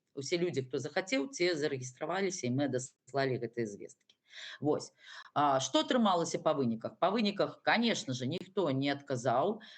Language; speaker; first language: Belarusian; non-native, local second language; Russian